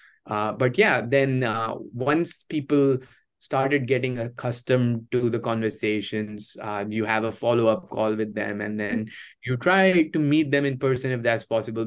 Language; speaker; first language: English; non-native, local second language; Hindi